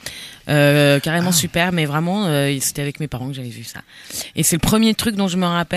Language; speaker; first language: French; native; French